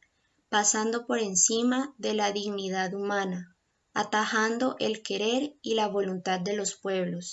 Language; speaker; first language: Spanish; native; Spanish